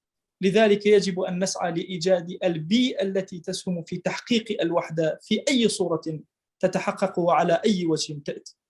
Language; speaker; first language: Arabic; non-native, local second language; Kurdish